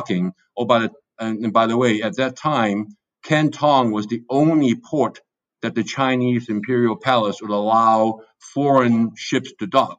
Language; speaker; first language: English; non-native, local second language; Cantonese